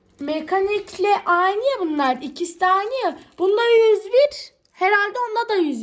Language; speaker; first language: Turkish; native; Turkish